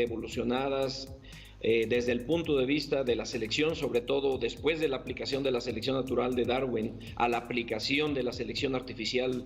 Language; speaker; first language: Spanish; native; Spanish